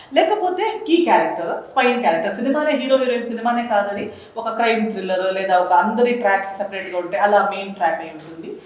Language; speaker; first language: Telugu; non-native, fluent; Konkani